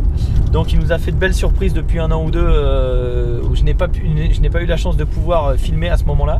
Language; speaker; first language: French; native; French